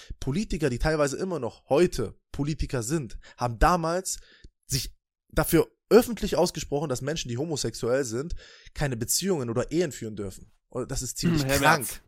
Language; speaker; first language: German; native; German